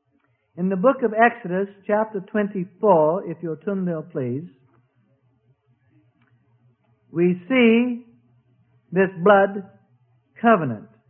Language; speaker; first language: English; native; English